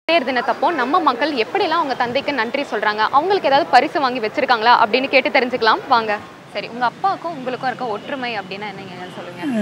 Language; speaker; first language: Tamil; native; Tamil